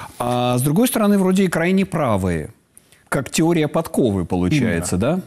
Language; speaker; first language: Russian; native; Russian